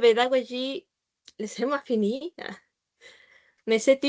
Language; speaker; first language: French; non-native, learner; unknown